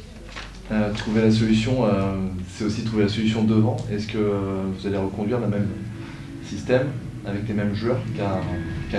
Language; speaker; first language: French; native; French